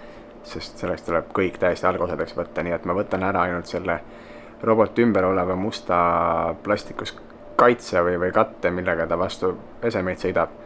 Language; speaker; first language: Estonian; native; Estonian